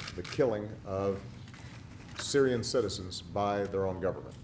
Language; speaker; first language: English; native; English